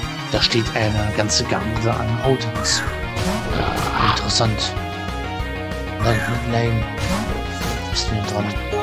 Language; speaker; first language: German; native; German